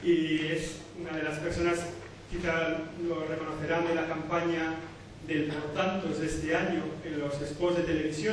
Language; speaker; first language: Spanish; native; Spanish